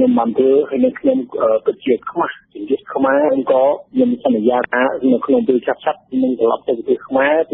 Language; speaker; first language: Khmer; non-native, fluent; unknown